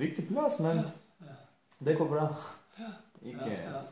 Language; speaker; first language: Norwegian; non-native, learner; Turkish